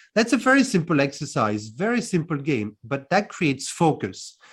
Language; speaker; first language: English; non-native, fluent; French